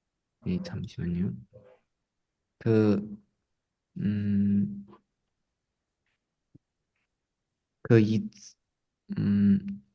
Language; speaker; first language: Korean; non-native, learner; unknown